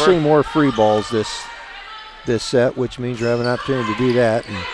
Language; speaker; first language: English; native; English